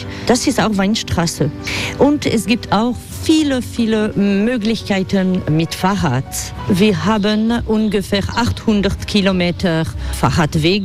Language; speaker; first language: German; non-native, fluent; French